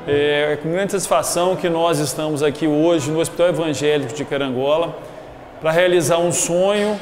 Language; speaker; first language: Portuguese; native; Portuguese